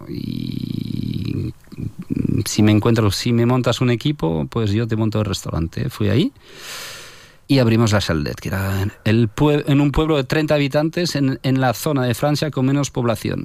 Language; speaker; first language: Spanish; non-native, fluent; French